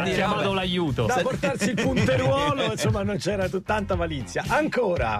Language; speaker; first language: Italian; native; Italian